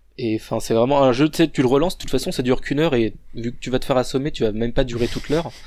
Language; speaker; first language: French; native; French